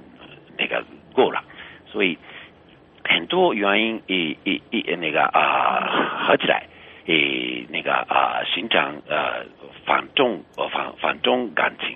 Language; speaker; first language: Chinese; non-native, fluent; Japanese